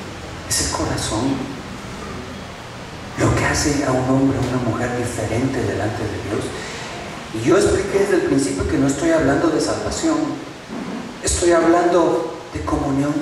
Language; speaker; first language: Spanish; native; Spanish